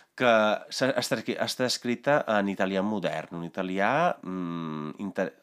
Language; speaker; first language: Catalan; non-native, fluent; Italian